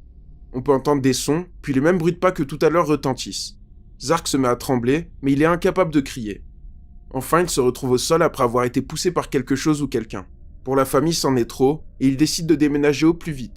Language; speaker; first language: French; native; French